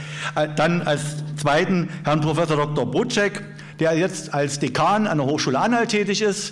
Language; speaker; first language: German; native; German